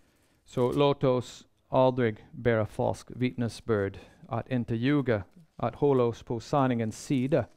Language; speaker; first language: Swedish; non-native, fluent; English